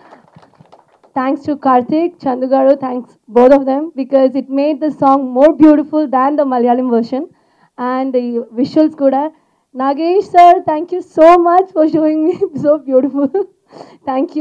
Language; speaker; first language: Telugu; non-native, learner; Malayalam